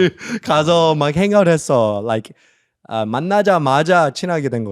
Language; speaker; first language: Korean; early bilingual, heritage; English